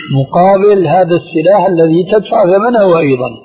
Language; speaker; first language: Arabic; early bilingual, other home language; Albanian